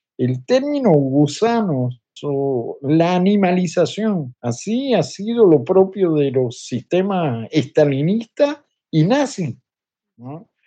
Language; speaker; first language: Spanish; native; Spanish